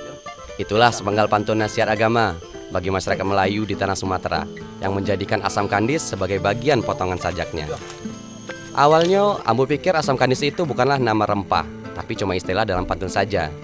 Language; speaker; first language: Indonesian; native; Indonesian